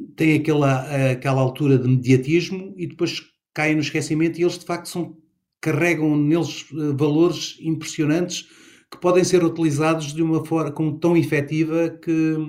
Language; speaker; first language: Portuguese; native; Portuguese